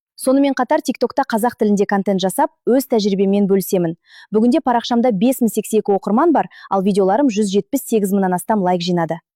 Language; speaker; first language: Kazakh; non-native, local second language; Russian